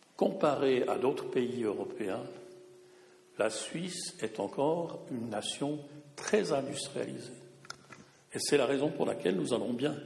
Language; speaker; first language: French; non-native, local second language; German